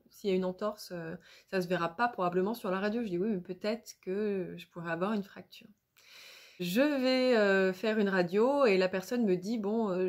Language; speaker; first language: French; native; French